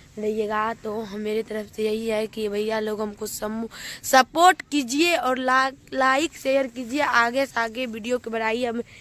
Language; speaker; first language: Hindi; native; Hindi